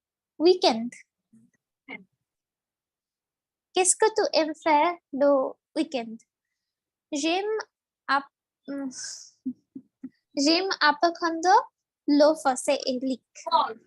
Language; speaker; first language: French; non-native, learner; Bangla